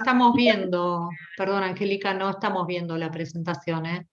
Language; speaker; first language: Spanish; native; Spanish